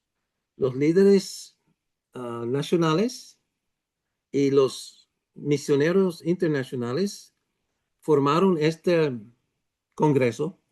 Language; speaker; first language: Spanish; non-native, fluent; Dutch